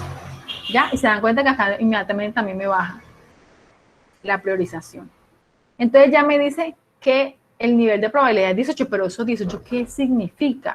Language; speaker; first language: Spanish; native; Spanish